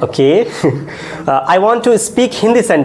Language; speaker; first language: English; non-native, local second language; Hindi